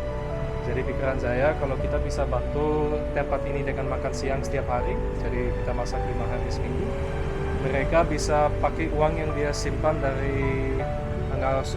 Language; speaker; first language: Indonesian; early bilingual, other home language; Dutch